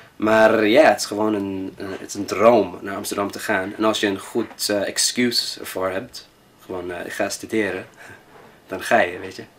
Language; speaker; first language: Dutch; non-native, fluent; English